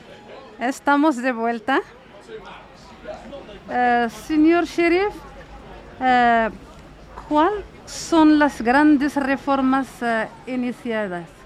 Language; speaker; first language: Spanish; non-native, fluent; Arabic